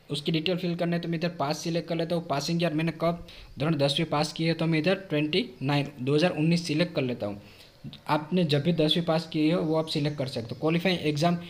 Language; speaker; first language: Hindi; non-native, local second language; Gujarati